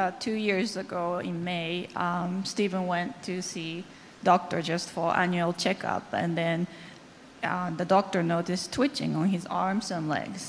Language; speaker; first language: English; non-native, fluent; Japanese